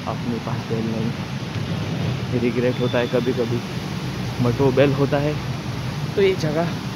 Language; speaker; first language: Hindi; non-native, local second language; Marathi